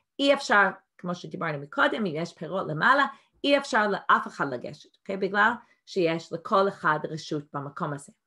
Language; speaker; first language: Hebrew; non-native, fluent; English